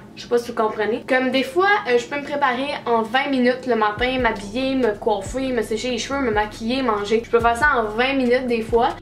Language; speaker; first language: French; native; French